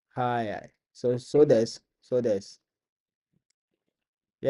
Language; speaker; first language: Japanese; non-native, learner; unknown